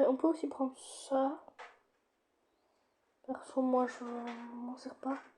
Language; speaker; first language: French; native; French